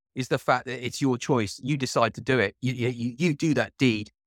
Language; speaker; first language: English; native; English